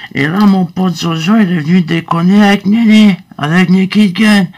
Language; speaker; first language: French; native; French